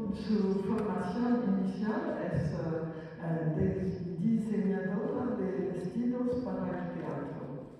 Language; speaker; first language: Spanish; non-native, fluent; French